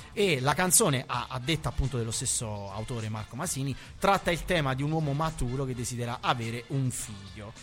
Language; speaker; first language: Italian; native; Italian